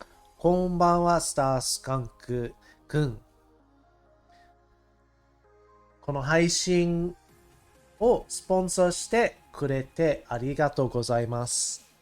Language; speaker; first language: Japanese; non-native, learner; English